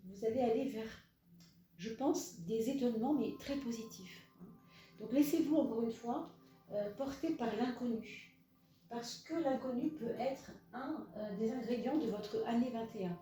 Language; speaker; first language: French; native; French